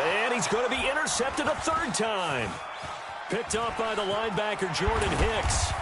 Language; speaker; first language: English; native; English